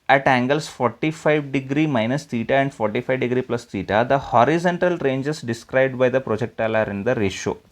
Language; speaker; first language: English; non-native, local second language; Kannada